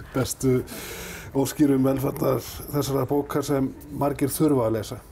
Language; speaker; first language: Icelandic; native; Icelandic